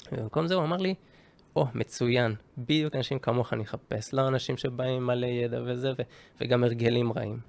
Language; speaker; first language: Hebrew; early bilingual, other home language; Japanese